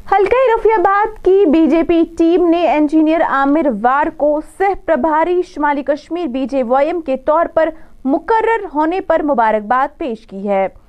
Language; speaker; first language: Urdu; non-native, local second language; Kashmiri